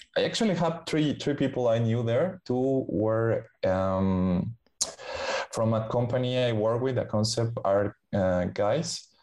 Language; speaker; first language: English; non-native, fluent; Spanish